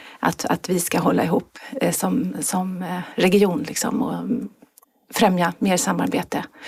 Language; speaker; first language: Swedish; native; Swedish